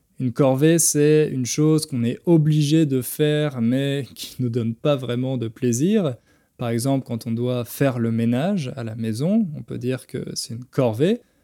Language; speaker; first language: French; native; French